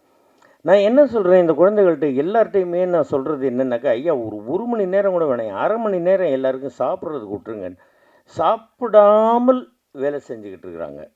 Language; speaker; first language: Tamil; native; Tamil